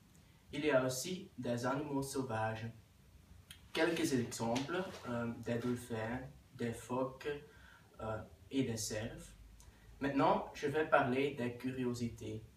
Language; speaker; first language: French; non-native, learner; Dutch